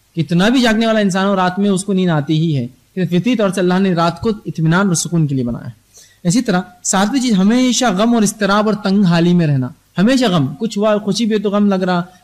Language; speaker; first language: Urdu; native; Urdu